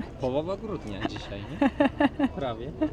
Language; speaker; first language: Polish; non-native, fluent; Turkish